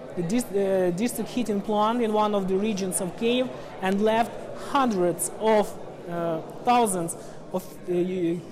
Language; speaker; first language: English; non-native, fluent; Ukrainian